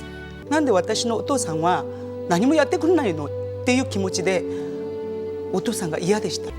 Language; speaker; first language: Japanese; non-native, fluent; Korean